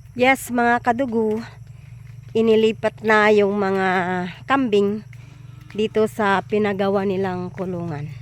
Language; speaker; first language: Filipino; non-native, local second language; Iloko